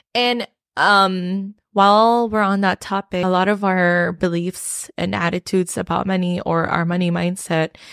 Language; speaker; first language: English; non-native, local second language; Filipino